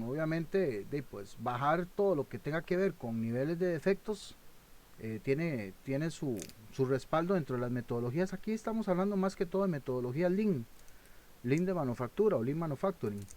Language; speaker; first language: Spanish; native; Spanish